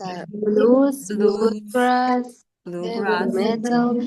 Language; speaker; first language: English; non-native, learner; Kazakh